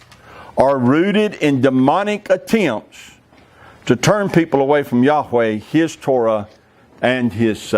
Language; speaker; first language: English; native; English